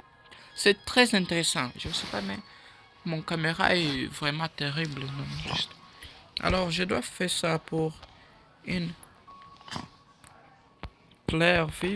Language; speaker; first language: French; non-native, learner; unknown